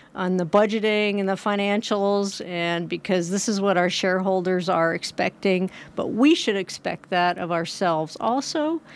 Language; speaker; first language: English; native; English